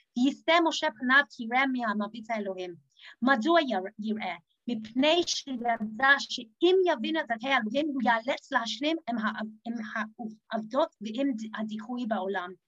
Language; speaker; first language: Hebrew; non-native, fluent; English